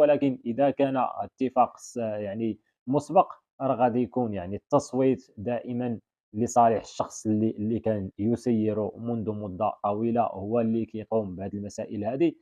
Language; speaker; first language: Arabic; native; Arabic